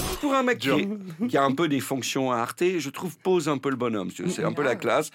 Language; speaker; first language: French; native; French